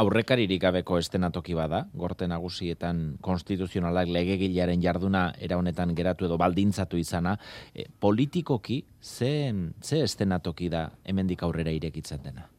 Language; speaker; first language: Basque; native; Basque